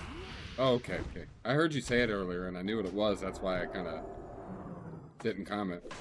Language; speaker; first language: English; native; English